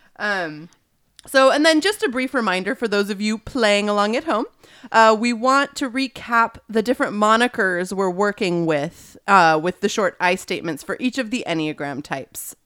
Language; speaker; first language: English; native; English